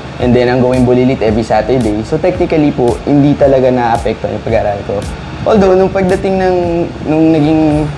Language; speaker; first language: Filipino; native; Filipino